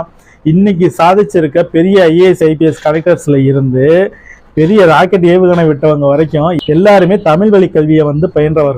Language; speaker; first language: Tamil; native; Tamil